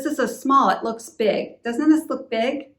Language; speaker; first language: English; native; English